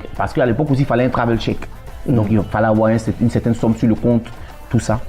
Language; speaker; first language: French; native; French